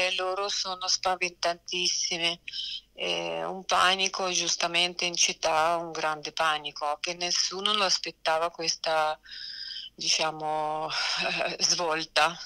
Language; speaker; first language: Italian; non-native, fluent; Ukrainian